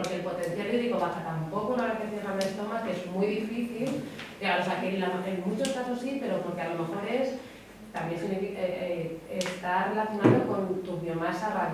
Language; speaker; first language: Spanish; native; Spanish